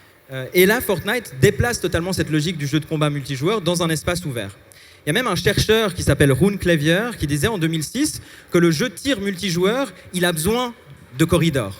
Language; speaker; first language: French; native; French